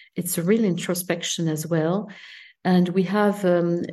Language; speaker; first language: English; non-native, fluent; French